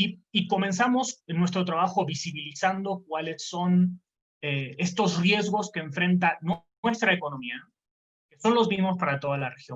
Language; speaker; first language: Spanish; native; Spanish